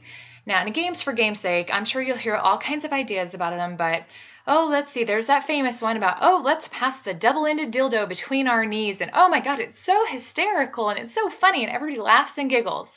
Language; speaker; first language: English; native; English